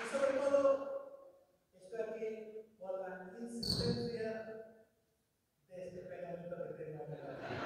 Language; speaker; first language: Spanish; non-native, fluent; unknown